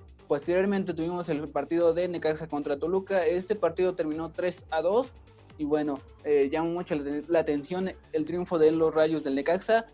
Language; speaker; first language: Spanish; native; Spanish